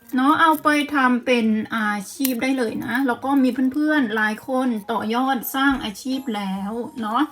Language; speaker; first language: Thai; native; Thai